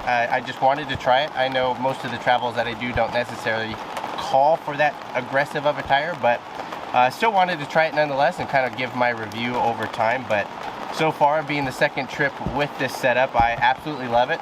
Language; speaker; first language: English; native; English